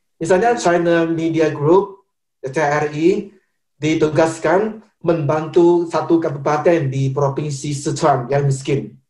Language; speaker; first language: Indonesian; non-native, fluent; Chinese